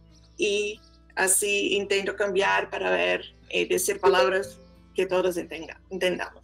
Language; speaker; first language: Spanish; non-native, fluent; Portuguese